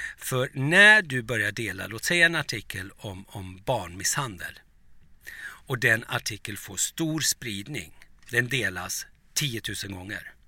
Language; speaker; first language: Swedish; early bilingual, other home language; Turoyo